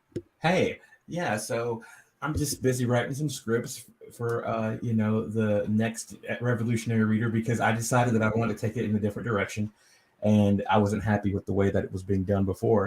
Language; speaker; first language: English; native; English